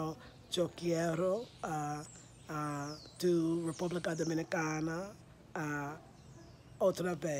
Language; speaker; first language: Spanish; non-native, learner; English